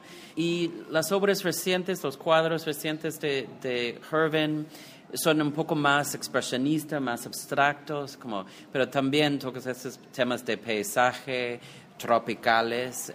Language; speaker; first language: Spanish; non-native, fluent; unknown